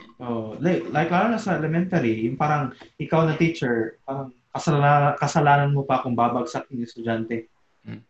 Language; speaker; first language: Filipino; native; Filipino